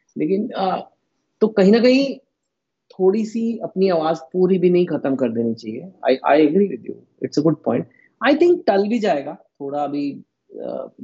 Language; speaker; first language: Hindi; native; Hindi